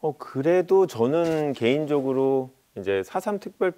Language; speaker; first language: Korean; native; Korean